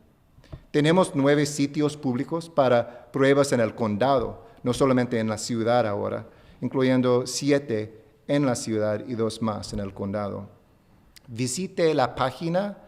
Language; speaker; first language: Spanish; non-native, fluent; English